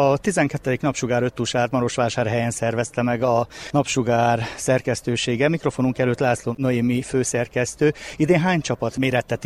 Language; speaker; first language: Hungarian; native; Hungarian